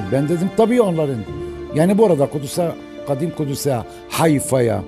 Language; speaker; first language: Turkish; non-native, fluent; Arabic